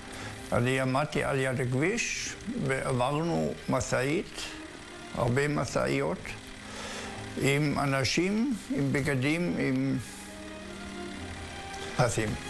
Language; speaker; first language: Hebrew; non-native, learner; German